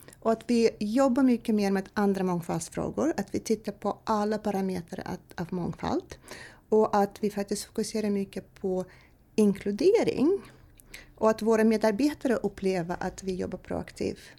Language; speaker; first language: Swedish; non-native, fluent; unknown